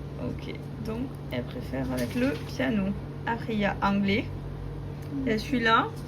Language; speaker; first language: French; native; French